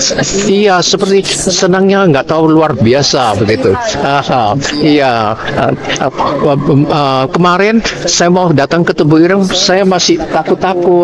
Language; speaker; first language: Indonesian; non-native, learner; Cantonese